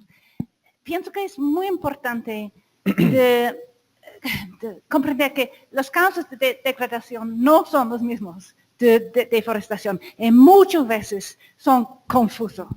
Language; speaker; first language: Spanish; non-native, fluent; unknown